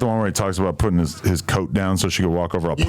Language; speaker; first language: English; native; English